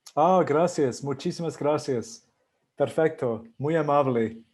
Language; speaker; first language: Spanish; non-native, learner; English